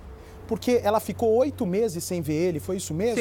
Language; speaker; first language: Portuguese; native; Portuguese